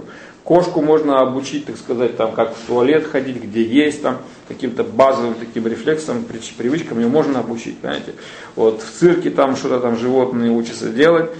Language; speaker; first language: Russian; native; Russian